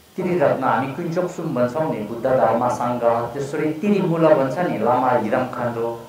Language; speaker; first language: Nepali; non-native, local second language; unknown